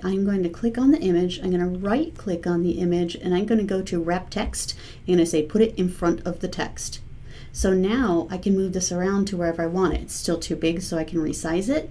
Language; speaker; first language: English; native; English